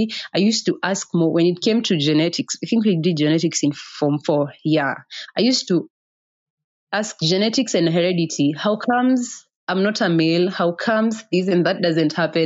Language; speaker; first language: English; non-native, local second language; Kikuyu